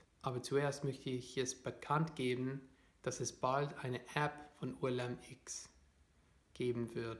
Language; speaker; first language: German; non-native, fluent; English